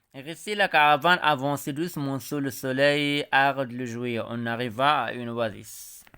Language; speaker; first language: French; non-native, local second language; Arabic